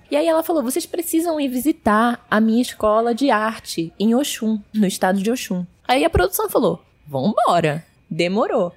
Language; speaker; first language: Portuguese; early bilingual, heritage; Portuguese